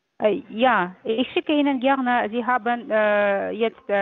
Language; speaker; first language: German; non-native, fluent; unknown